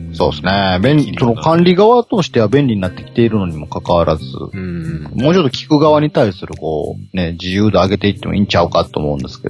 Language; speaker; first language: Japanese; native; Japanese